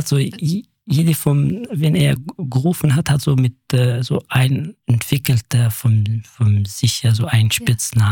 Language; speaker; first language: German; non-native, fluent; Kurdish